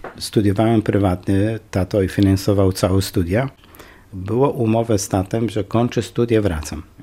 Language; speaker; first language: Polish; non-native, fluent; Kurdish